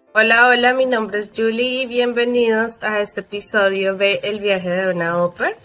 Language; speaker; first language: Spanish; native; Spanish